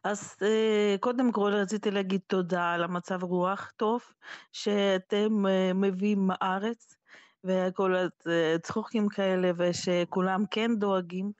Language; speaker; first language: Hebrew; non-native, fluent; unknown